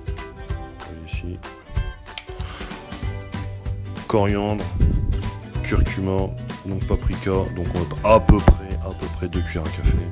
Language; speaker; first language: French; native; French